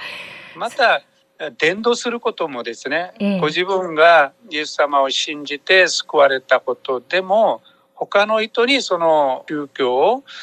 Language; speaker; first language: Japanese; non-native, fluent; Korean